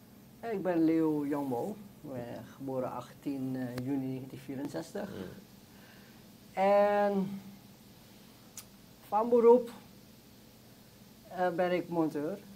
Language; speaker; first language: Dutch; non-native, local second language; Sranan Tongo